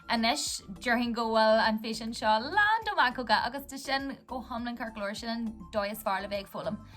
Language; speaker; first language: Irish; non-native, local second language; English